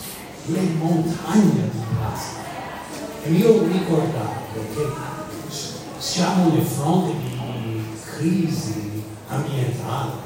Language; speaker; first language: Italian; non-native, fluent; English